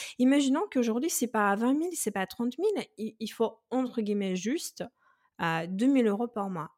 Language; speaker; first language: French; non-native, fluent; Russian